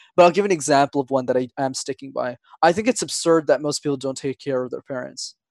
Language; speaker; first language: English; non-native, fluent; Tamil